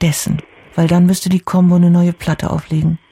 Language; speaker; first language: German; native; German